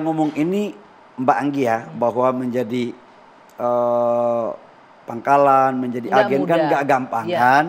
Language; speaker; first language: Indonesian; native; Indonesian